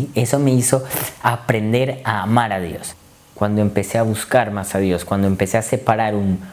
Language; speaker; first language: Spanish; native; Spanish